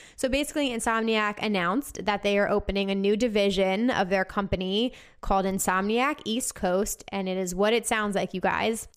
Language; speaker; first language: English; native; English